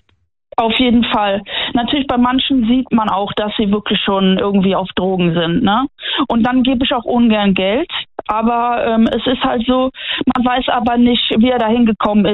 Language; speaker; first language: German; native; German